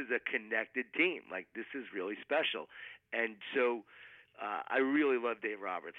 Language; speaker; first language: English; native; English